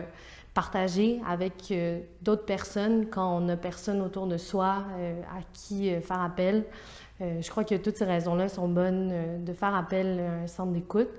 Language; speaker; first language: French; native; French